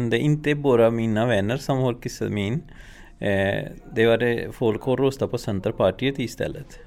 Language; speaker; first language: Swedish; non-native, fluent; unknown